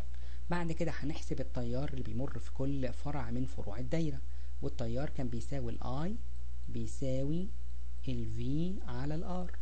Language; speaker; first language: Arabic; native; Arabic